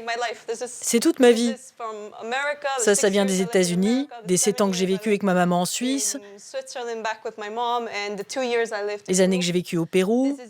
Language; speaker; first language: French; non-native, fluent; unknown